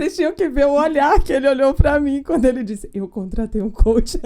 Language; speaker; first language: Portuguese; native; Portuguese